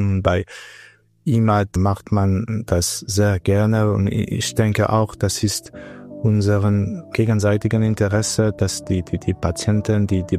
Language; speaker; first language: German; non-native, local second language; French